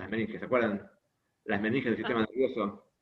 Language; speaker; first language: Spanish; native; Spanish